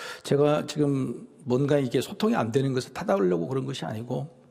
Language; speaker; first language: Korean; native; Korean